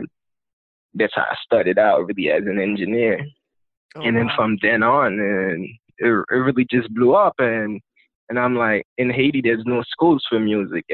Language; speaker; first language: English; non-native, fluent; Haitian Creole